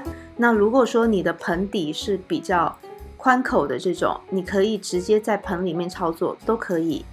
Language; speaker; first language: Chinese; native; Chinese